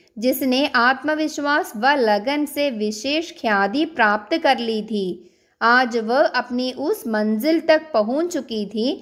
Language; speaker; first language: Hindi; non-native, local second language; Malayalam